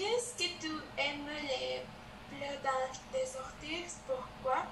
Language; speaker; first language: French; non-native, learner; Spanish